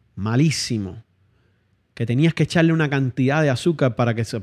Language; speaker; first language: Spanish; native; Spanish